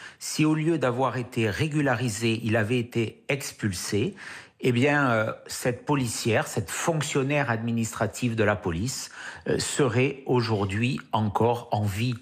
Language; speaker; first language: French; native; French